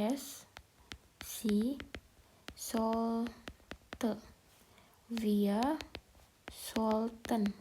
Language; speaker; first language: German; non-native, learner; Indonesian